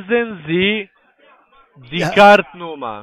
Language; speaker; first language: German; non-native, learner; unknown